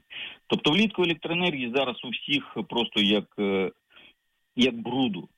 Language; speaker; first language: Ukrainian; native; Ukrainian